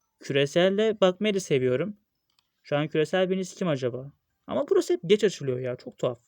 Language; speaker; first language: Turkish; native; Turkish